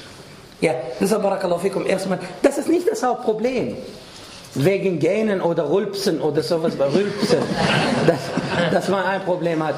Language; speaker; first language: German; non-native, fluent; Arabic